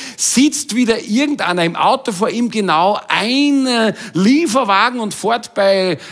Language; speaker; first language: German; native; German